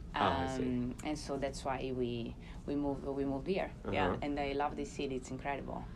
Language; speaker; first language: English; non-native, fluent; Italian